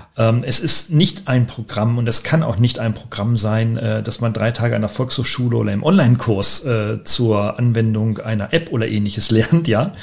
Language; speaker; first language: German; native; German